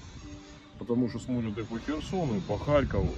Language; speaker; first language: Russian; native; Russian